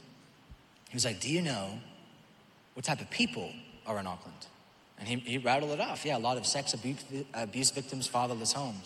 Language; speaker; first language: English; native; English